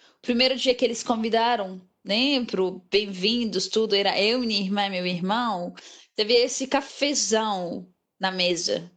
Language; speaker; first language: Portuguese; non-native, fluent; Arabic